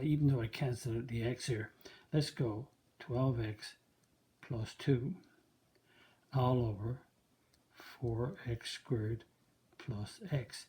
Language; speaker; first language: English; native; English